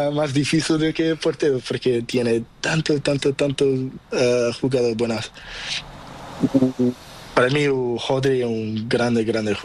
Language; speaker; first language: Spanish; non-native, learner; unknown